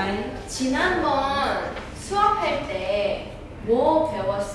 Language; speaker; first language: Korean; non-native, fluent; Thai